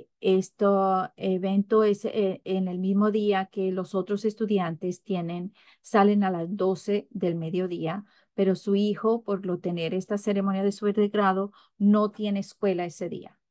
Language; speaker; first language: Spanish; early bilingual, heritage; English